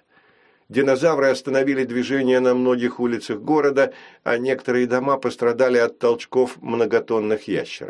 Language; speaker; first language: Russian; native; Russian